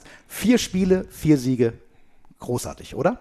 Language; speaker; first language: German; native; German